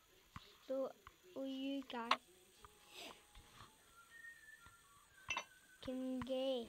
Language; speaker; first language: English; native; English